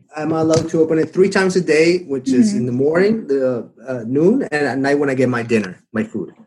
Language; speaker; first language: English; non-native, fluent; Spanish